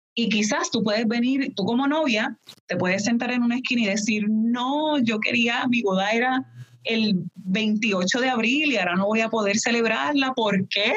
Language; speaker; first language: Spanish; native; Spanish